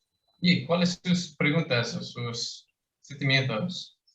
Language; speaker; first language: Spanish; non-native, fluent; English